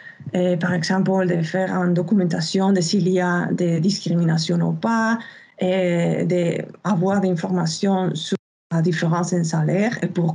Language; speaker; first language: French; non-native, fluent; Spanish